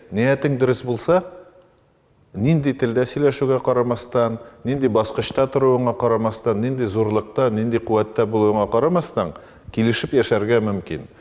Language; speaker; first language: Tatar; native; Tatar